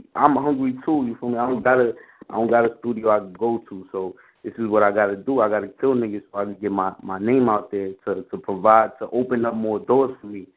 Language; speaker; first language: English; native; English